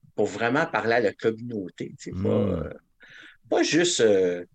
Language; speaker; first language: French; native; French